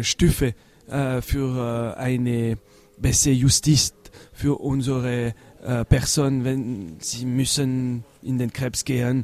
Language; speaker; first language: German; non-native, local second language; French